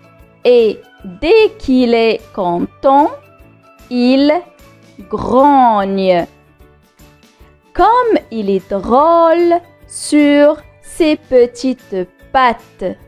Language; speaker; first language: French; non-native, local second language; Arabic